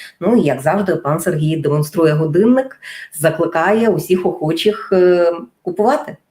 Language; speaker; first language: Ukrainian; native; Ukrainian